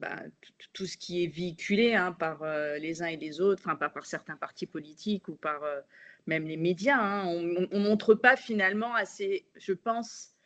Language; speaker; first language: French; native; French